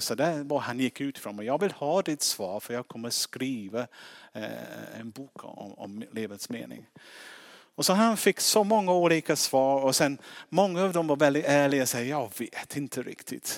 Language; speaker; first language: Swedish; non-native, fluent; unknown